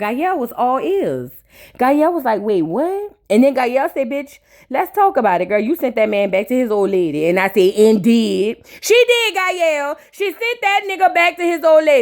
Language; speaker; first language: English; native; English